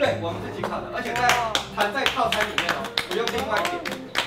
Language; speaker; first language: Chinese; native; Chinese